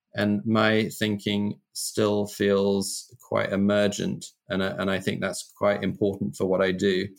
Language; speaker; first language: English; native; English